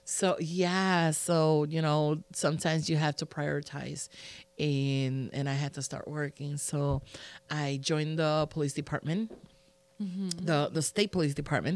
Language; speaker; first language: English; non-native, fluent; Spanish